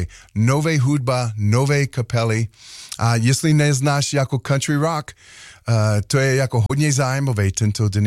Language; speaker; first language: Czech; non-native, learner; English